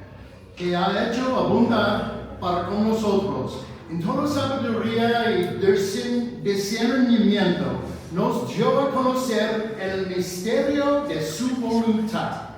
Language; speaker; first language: Spanish; non-native, fluent; English